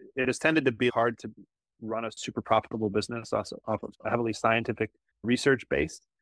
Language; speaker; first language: English; native; English